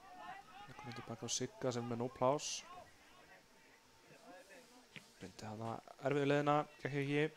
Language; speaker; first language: Icelandic; native; Icelandic